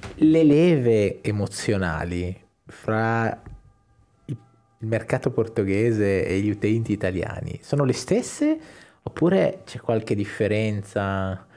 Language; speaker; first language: Italian; native; Italian